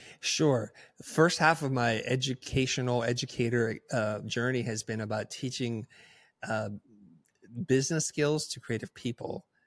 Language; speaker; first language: English; early bilingual, other home language; Vietnamese